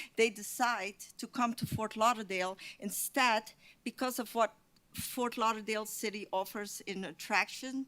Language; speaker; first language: English; non-native, fluent; Dutch